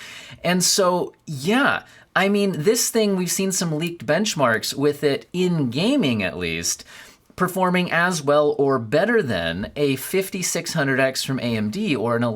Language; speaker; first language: English; native; English